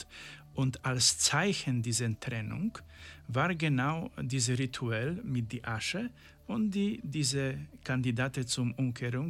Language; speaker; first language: German; non-native, learner; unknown